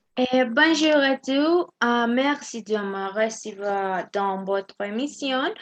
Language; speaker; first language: French; non-native, learner; Spanish